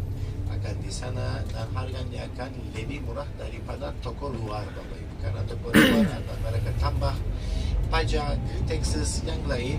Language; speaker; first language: Indonesian; non-native, fluent; Turkish